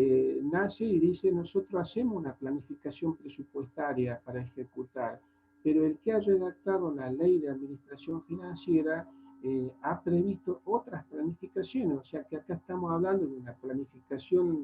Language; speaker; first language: Spanish; native; Spanish